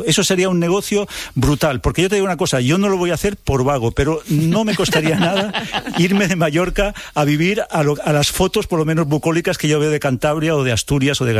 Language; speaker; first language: Spanish; native; Spanish